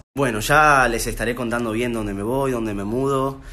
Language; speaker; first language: Spanish; native; Spanish